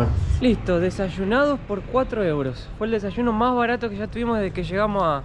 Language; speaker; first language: Spanish; native; Spanish